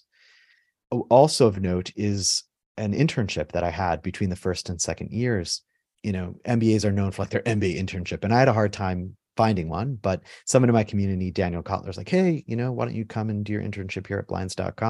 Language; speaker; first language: English; native; English